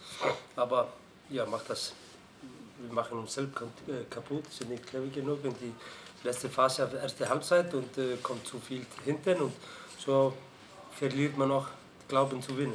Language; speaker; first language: German; non-native, fluent; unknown